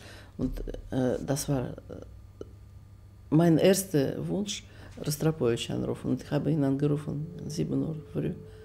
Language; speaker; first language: German; non-native, fluent; Russian